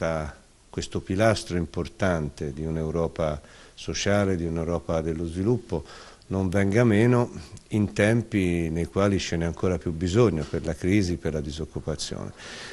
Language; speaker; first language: Italian; native; Italian